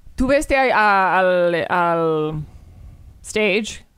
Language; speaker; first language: Spanish; early bilingual, heritage; Spanish